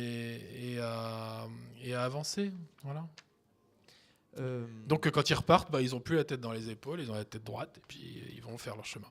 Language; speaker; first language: French; native; French